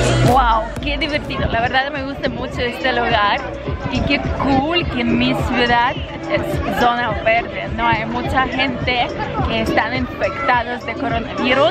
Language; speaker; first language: Spanish; non-native, fluent; Russian